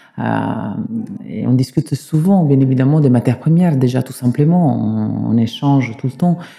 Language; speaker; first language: French; non-native, fluent; Italian